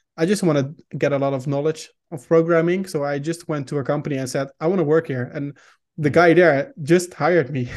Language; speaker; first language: English; non-native, fluent; Dutch